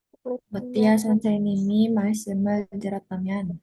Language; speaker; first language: Korean; non-native, learner; Indonesian